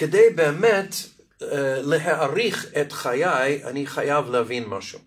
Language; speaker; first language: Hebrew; non-native, fluent; Russian